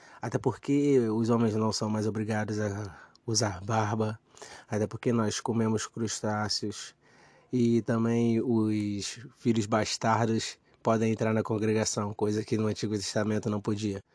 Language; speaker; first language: Portuguese; native; Portuguese